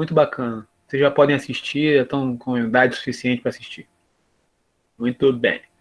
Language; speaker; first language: Portuguese; native; Portuguese